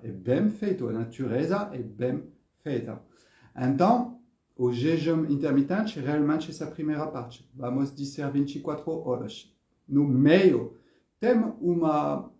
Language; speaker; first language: Portuguese; non-native, fluent; French